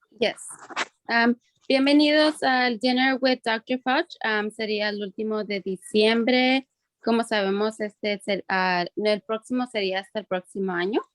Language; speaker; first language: Spanish; early bilingual, other home language; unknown